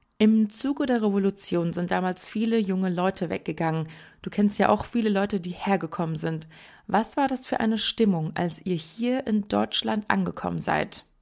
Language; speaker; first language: German; early bilingual, other home language; Persian